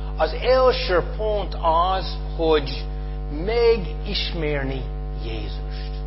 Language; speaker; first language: Hungarian; non-native, fluent; English